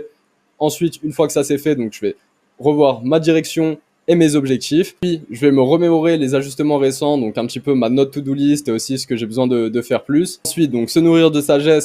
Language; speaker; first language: French; native; French